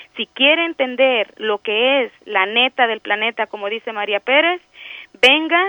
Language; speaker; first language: Spanish; early bilingual, heritage; Spanish